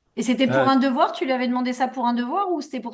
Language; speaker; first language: French; native; French